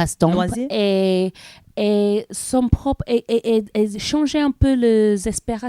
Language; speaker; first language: French; non-native, learner; English